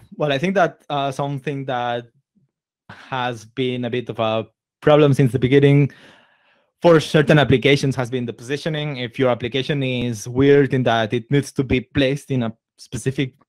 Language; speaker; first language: English; non-native, fluent; Catalan